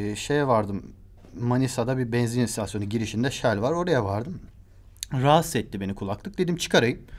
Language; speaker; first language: Turkish; native; Turkish